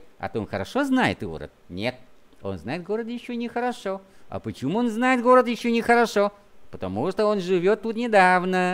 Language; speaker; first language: Russian; non-native, fluent; Vietnamese